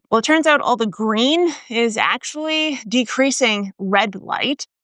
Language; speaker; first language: English; native; English